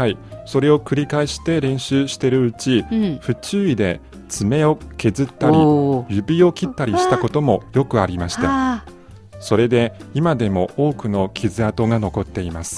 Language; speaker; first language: Japanese; non-native, fluent; Chinese